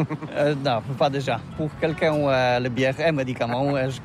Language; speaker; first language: French; non-native, learner; Polish